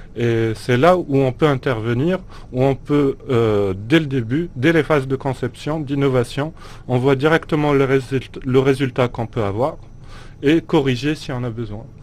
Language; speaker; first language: French; non-native, local second language; Arabic